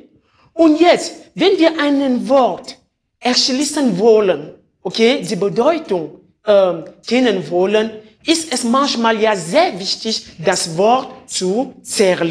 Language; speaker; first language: German; non-native, fluent; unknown